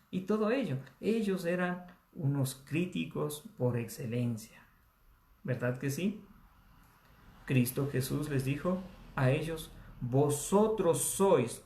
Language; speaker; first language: Spanish; native; Spanish